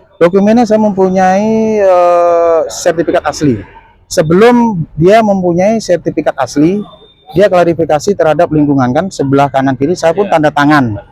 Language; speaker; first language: Indonesian; native; Indonesian